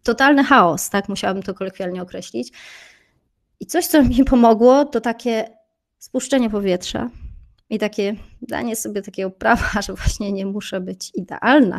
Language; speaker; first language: Polish; native; Polish